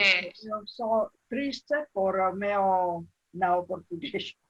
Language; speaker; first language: Portuguese; non-native, learner; Italian